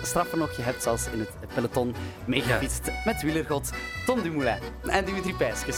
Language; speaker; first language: Dutch; native; Dutch